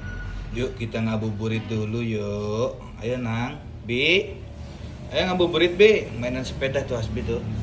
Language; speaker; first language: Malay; non-native, local second language; Javanese